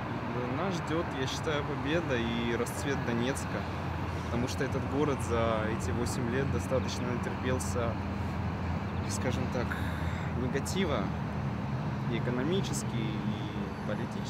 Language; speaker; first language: Russian; native; Russian